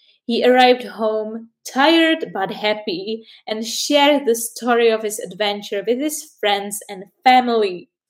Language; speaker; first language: English; non-native, fluent; Czech